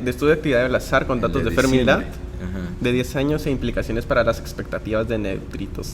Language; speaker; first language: Spanish; native; Spanish